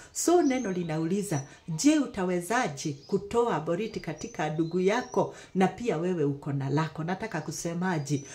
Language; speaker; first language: Swahili; non-native, local second language; Kikuyu